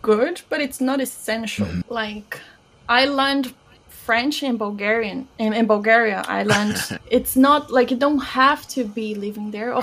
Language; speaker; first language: English; non-native, fluent; Bulgarian